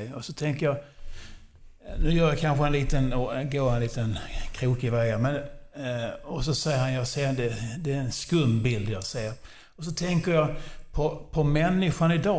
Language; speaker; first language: Swedish; non-native, fluent; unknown